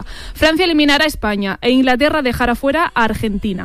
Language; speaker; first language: Spanish; native; Spanish